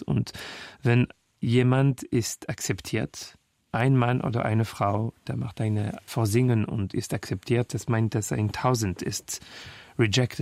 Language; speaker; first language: German; non-native, local second language; French